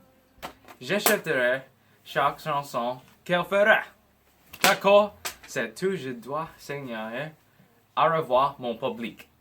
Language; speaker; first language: French; non-native, learner; English